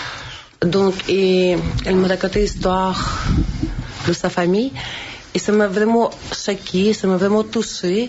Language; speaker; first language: French; non-native, learner; Russian